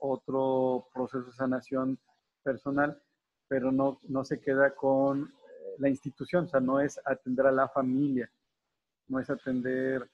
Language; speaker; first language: Spanish; native; Spanish